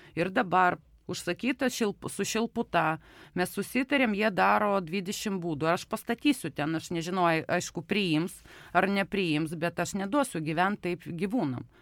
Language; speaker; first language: Lithuanian; non-native, local second language; Russian